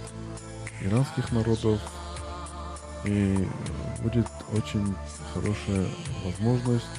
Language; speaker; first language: Russian; non-native, local second language; Tajik